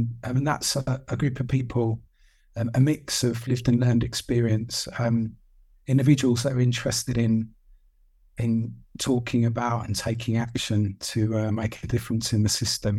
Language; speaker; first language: English; native; English